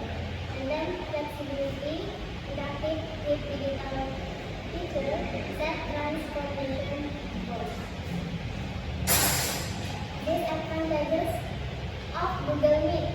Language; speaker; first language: English; non-native, learner; Indonesian